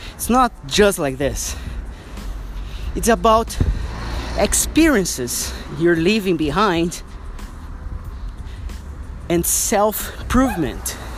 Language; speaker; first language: English; non-native, fluent; Portuguese